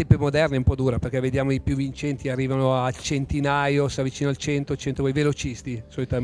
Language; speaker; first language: Italian; native; Italian